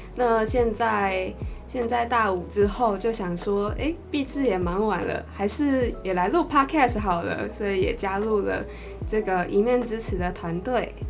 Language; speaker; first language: Chinese; native; Chinese